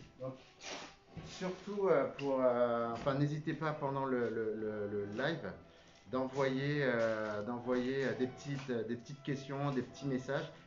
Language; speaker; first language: French; native; French